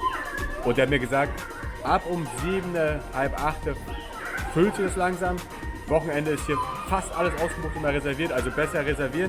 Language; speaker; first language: German; native; German